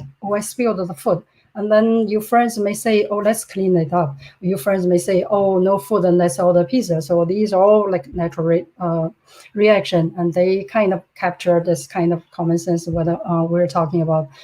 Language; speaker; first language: English; non-native, fluent; Chinese